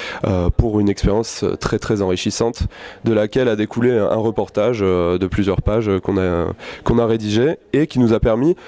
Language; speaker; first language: French; native; French